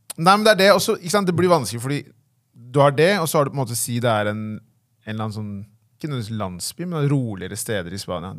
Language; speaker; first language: Norwegian; native; Norwegian